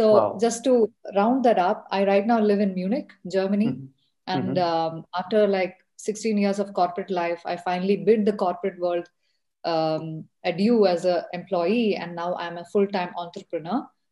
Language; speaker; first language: English; non-native, local second language; Malayalam